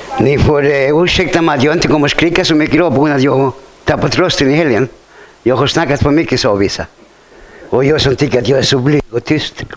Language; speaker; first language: Swedish; early bilingual, other home language; Spanish